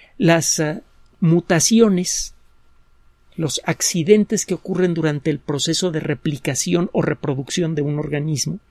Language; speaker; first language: Spanish; native; Spanish